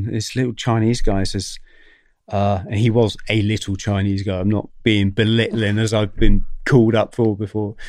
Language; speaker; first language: English; native; English